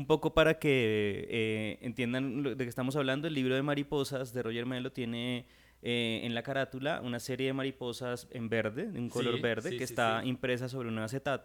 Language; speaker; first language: Spanish; native; Spanish